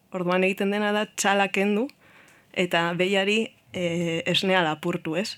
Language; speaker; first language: Basque; native; Basque